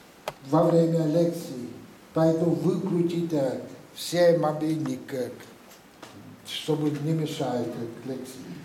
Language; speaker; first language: Russian; non-native, fluent; Vietnamese